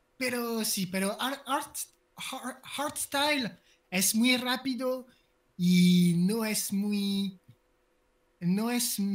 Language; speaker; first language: Spanish; non-native, learner; French